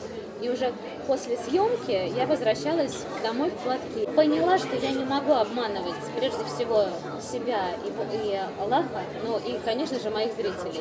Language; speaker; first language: Russian; native; Russian